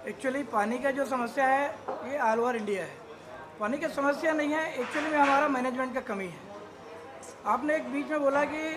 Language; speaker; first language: Hindi; native; Hindi